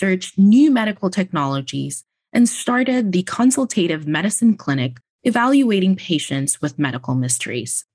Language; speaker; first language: English; non-native, local second language; Filipino